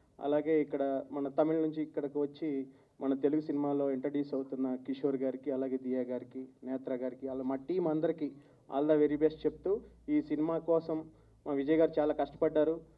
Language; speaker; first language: Telugu; native; Telugu